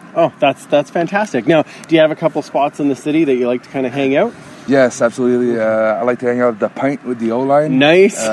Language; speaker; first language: English; native; English